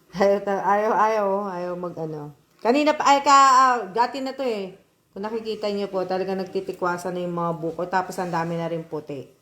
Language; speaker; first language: Filipino; native; Filipino